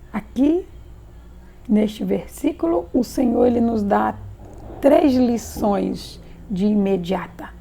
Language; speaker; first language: Portuguese; native; Portuguese